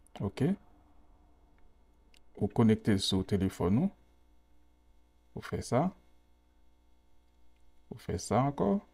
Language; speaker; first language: French; non-native, local second language; Haitian Creole